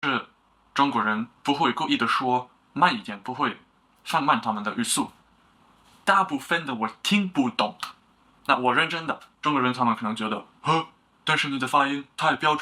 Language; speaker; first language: Chinese; non-native, learner; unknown